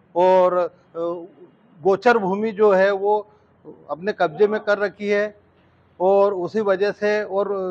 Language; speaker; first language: Hindi; native; Hindi